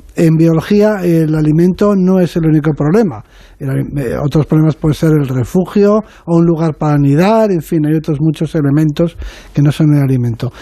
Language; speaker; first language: Spanish; native; Spanish